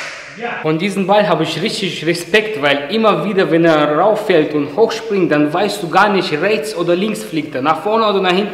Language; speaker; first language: German; non-native, fluent; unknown